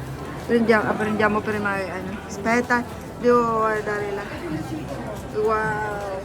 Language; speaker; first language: Italian; non-native, learner; Filipino